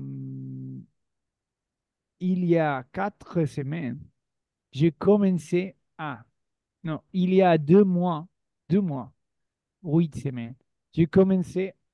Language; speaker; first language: French; non-native, learner; Spanish